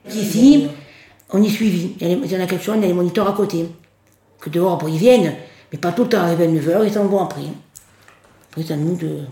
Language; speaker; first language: French; native; French